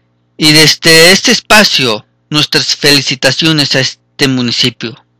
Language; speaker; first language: Spanish; native; Spanish